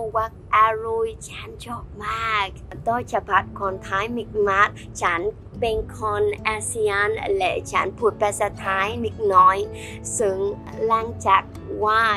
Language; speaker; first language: Thai; non-native, learner; Vietnamese